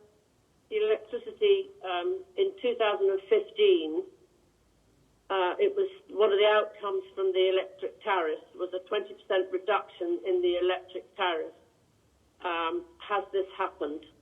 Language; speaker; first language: English; native; English